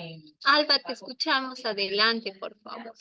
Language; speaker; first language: Spanish; native; Spanish